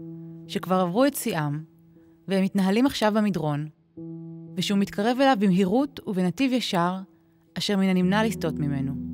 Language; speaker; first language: Hebrew; native; Hebrew